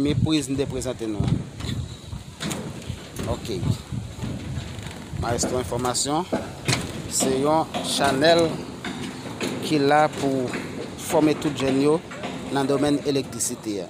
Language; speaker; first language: French; non-native, learner; Haitian Creole